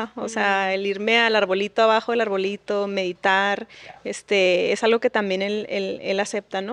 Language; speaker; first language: Spanish; native; Spanish